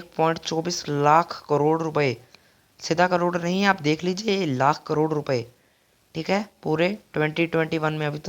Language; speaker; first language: Hindi; native; Hindi